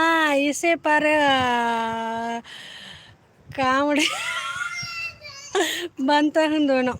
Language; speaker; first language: Hindi; non-native, learner; Telugu